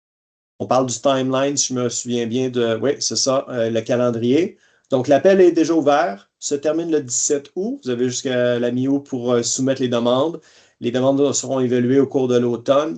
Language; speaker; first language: French; native; French